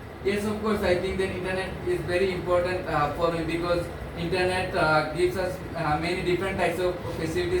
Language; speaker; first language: English; non-native, learner; Bangla